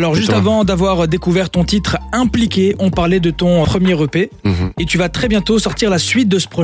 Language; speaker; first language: French; native; French